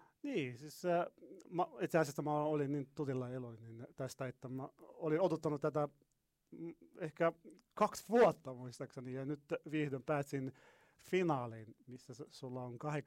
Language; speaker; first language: Finnish; non-native, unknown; Arabic